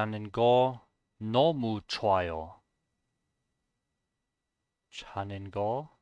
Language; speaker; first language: Korean; non-native, learner; German